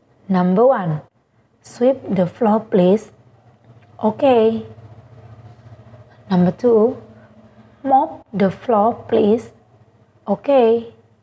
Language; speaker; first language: English; non-native, fluent; Indonesian